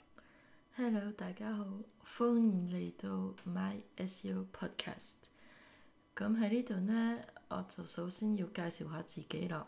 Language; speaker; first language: Cantonese; early bilingual, heritage; Cantonese